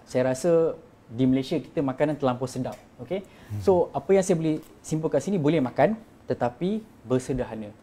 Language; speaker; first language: Malay; native; Malay